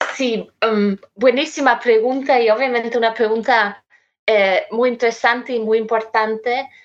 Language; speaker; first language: Spanish; non-native, fluent; German